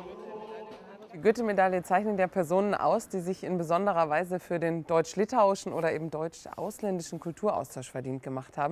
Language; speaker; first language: German; native; German